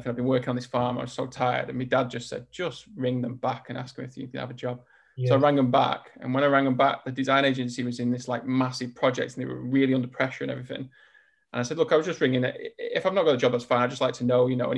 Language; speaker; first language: English; native; English